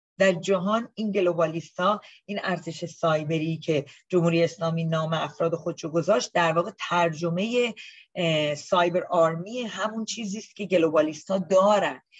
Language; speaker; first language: Persian; native; Persian